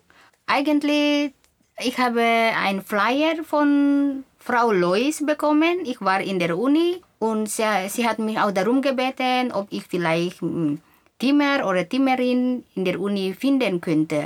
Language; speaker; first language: German; non-native, fluent; Indonesian